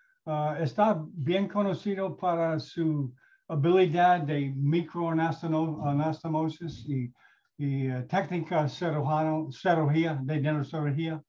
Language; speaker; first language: Spanish; non-native, learner; English